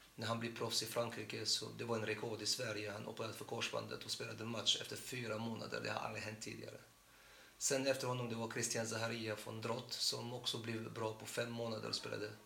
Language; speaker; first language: Swedish; non-native, fluent; Arabic